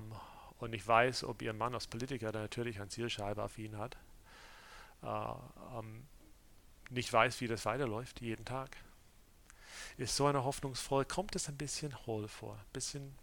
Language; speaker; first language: German; non-native, fluent; English